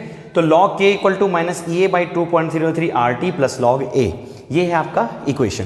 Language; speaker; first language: Hindi; native; Hindi